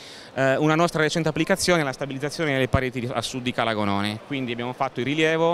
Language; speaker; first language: Italian; native; Italian